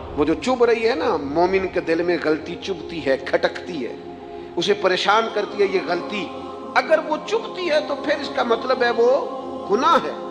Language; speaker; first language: Urdu; non-native, local second language; Punjabi